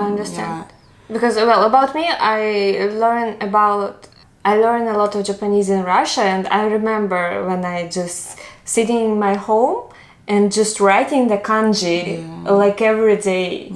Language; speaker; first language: English; non-native, learner; Russian